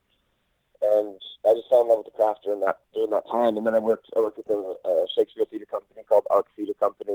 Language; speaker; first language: English; native; English